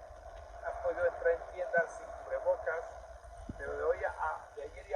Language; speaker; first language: Spanish; native; Spanish